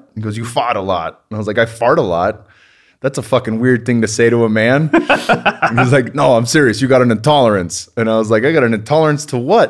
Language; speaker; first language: English; native; English